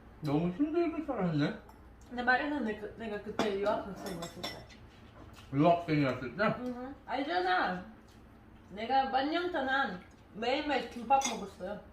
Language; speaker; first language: Korean; non-native, learner; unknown